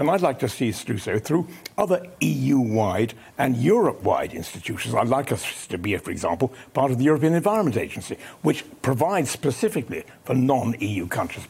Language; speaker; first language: English; native; English